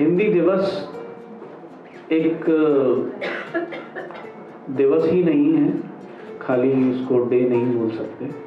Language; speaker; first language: Hindi; native; Hindi